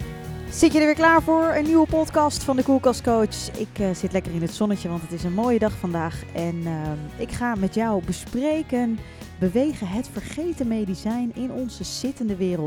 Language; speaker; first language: Dutch; native; Dutch